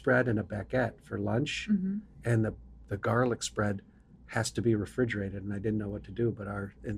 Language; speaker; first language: English; native; English